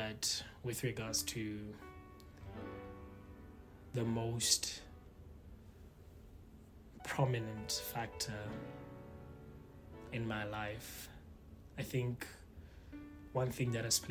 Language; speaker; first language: English; non-native, local second language; Tswana